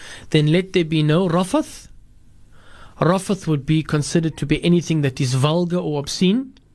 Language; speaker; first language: English; native; English